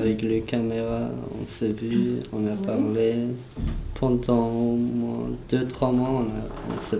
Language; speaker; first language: French; early bilingual, other home language; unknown